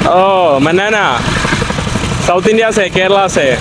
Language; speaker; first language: Hindi; non-native, local second language; Malayalam